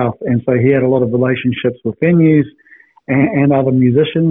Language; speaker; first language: English; native; English